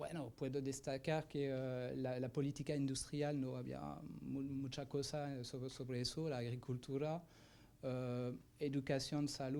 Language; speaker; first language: Spanish; non-native, fluent; French